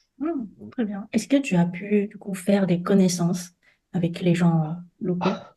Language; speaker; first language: French; non-native, fluent; Chinese